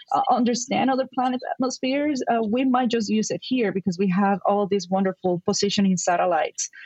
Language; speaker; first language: English; non-native, fluent; Spanish